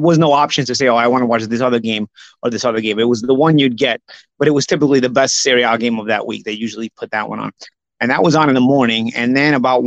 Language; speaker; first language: English; early bilingual, other home language; Italian